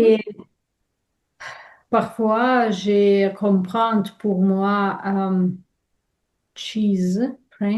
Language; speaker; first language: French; non-native, learner; Russian